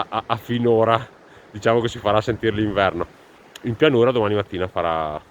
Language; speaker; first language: Italian; native; Italian